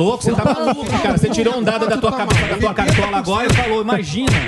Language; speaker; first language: Portuguese; native; Portuguese